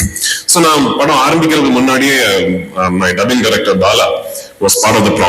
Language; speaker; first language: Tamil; non-native, fluent; Malayalam